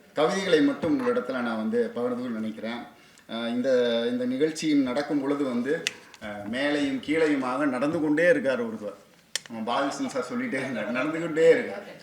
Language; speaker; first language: Tamil; native; Tamil